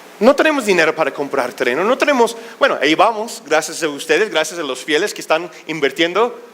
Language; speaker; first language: Spanish; non-native, fluent; English